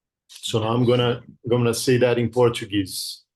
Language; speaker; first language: English; non-native, fluent; Portuguese